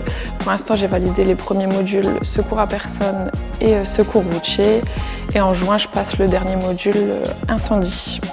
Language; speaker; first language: French; native; French